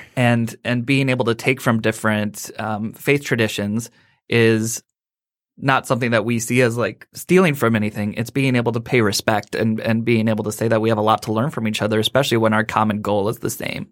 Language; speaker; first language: English; native; English